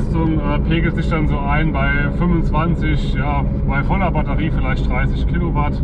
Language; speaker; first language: German; native; German